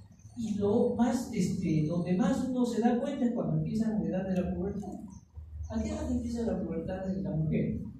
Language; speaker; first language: Spanish; native; Spanish